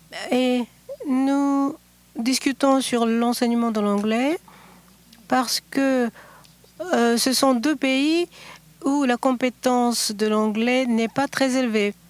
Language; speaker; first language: French; non-native, fluent; Japanese